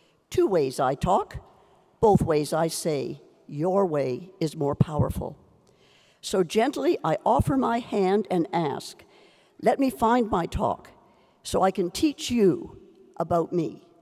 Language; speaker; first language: English; native; English